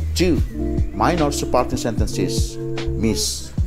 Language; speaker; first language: English; non-native, fluent; Indonesian